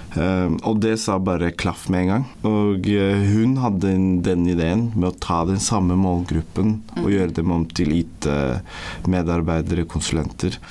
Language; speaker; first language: Norwegian; early bilingual, other home language; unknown